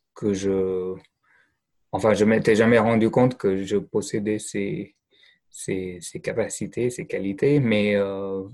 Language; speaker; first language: French; non-native, fluent; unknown